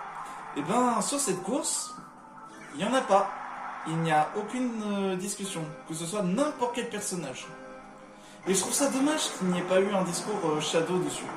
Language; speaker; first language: French; native; French